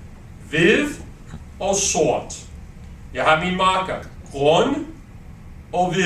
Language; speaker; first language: Danish; non-native, learner; English